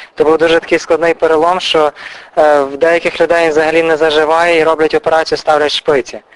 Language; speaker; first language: Ukrainian; native; Ukrainian